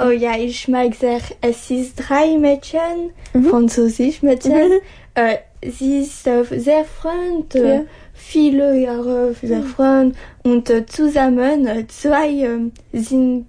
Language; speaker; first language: German; non-native, learner; French